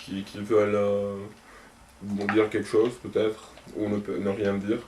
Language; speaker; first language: French; non-native, local second language; Arabic